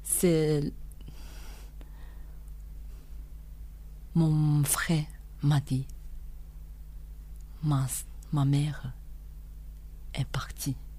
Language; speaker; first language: French; non-native, learner; Chinese